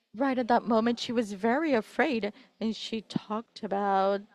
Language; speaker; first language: English; non-native, fluent; Spanish